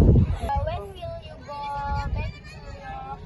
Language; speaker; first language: English; non-native, learner; Indonesian